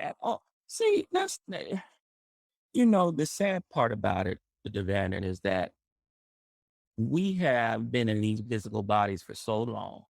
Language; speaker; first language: English; native; English